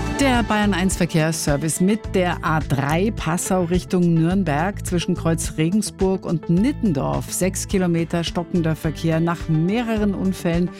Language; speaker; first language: German; native; German